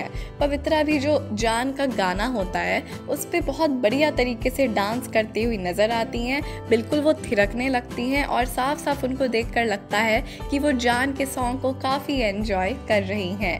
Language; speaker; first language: Hindi; native; Hindi